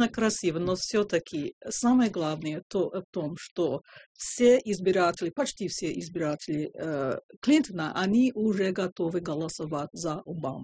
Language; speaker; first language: Russian; non-native, fluent; English